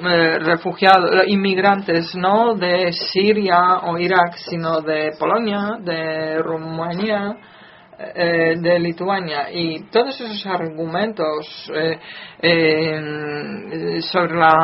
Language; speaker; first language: Spanish; non-native, fluent; Polish